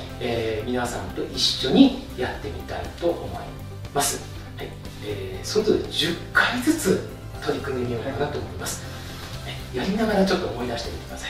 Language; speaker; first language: Japanese; native; Japanese